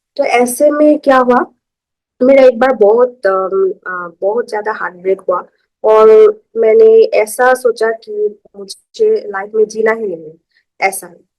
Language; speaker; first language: Hindi; non-native, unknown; Bangla